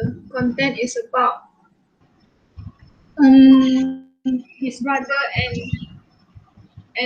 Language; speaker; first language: English; non-native, local second language; Malay